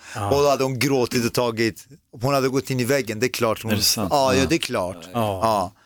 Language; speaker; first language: Swedish; early bilingual, other home language; Persian